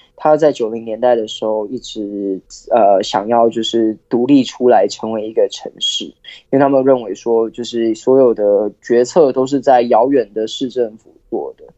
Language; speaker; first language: Chinese; early bilingual, heritage; Chinese